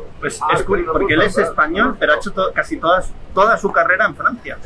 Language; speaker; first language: Spanish; native; Spanish